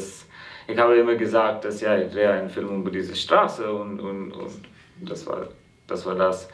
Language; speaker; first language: German; non-native, fluent; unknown